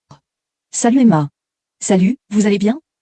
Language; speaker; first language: French; non-native, learner; Indonesian